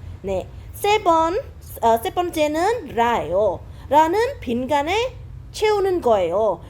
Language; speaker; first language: Korean; non-native, fluent; Khmer